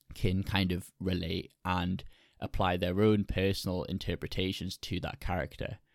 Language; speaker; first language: English; native; English